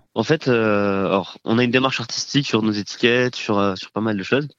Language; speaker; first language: French; native; French